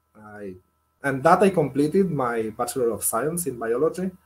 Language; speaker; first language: English; non-native, fluent; Spanish